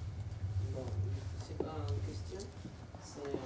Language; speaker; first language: French; non-native, learner; Spanish